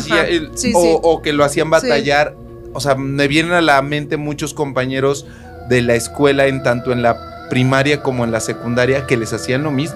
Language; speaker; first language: Spanish; native; Spanish